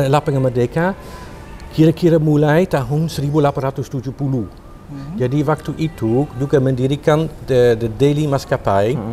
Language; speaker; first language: Indonesian; non-native, fluent; Dutch